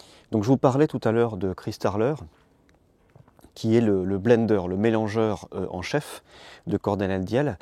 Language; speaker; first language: French; native; French